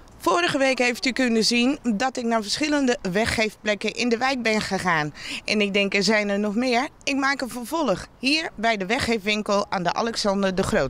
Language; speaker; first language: Dutch; native; Dutch